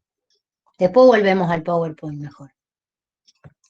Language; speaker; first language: Spanish; native; Spanish